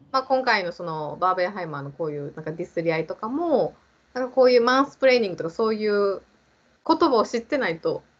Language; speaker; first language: Japanese; native; Japanese